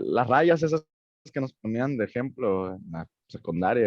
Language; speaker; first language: Spanish; native; Spanish